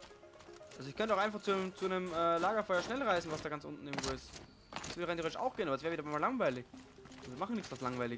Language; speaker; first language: German; native; German